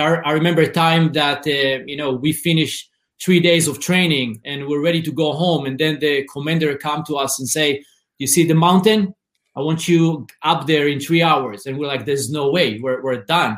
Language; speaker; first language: English; non-native, fluent; Hebrew